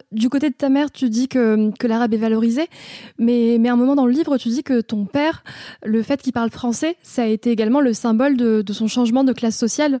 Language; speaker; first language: French; early bilingual, other home language; Arabic